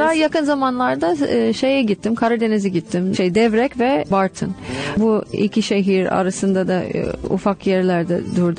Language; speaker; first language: Turkish; non-native, fluent; English